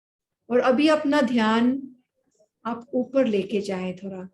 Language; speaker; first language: Hindi; native; Hindi